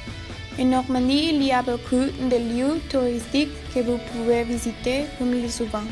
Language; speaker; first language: French; non-native, learner; Spanish